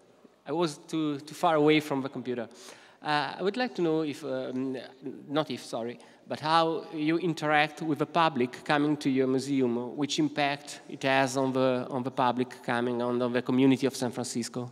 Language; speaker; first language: English; non-native, fluent; Italian